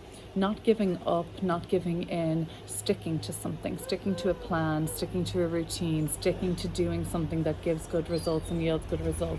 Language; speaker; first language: English; native; English